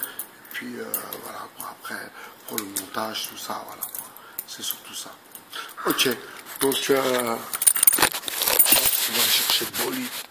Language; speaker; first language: French; native; French